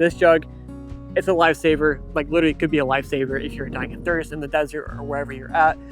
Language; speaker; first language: English; native; English